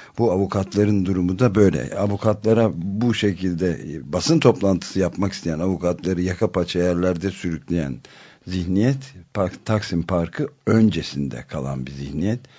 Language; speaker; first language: Turkish; native; Turkish